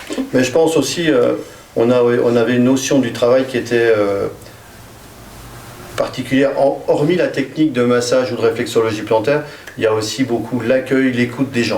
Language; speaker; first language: French; native; French